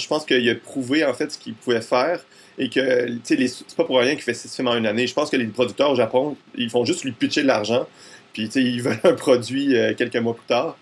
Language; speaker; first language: French; native; French